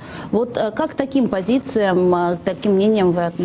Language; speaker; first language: Russian; native; Russian